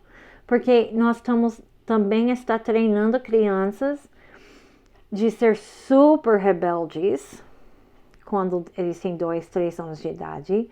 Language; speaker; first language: Portuguese; non-native, fluent; English